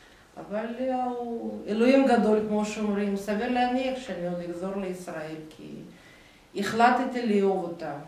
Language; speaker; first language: Hebrew; non-native, fluent; Russian